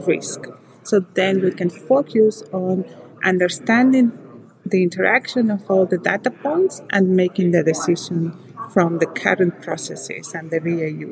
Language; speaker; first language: English; non-native, fluent; Spanish